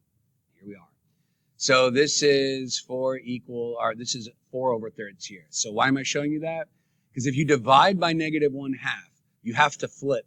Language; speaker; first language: English; native; English